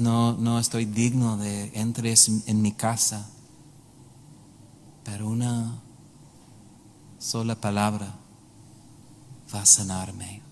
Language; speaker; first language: Spanish; non-native, learner; English